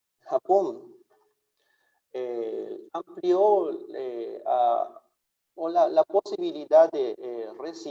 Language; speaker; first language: Spanish; non-native, fluent; Japanese